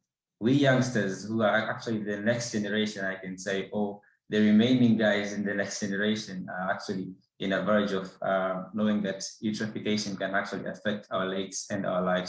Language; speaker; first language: English; non-native, local second language; Swahili